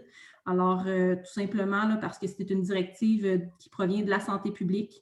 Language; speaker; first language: French; native; French